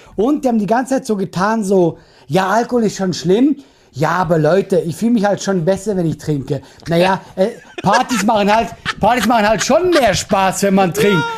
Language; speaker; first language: German; non-native, fluent; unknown